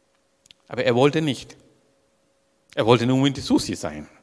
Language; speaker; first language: German; non-native, learner; Sinhala